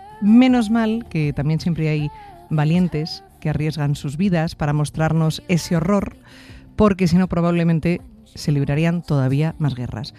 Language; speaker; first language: Spanish; native; Spanish